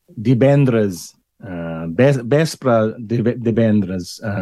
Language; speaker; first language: Catalan; non-native, learner; English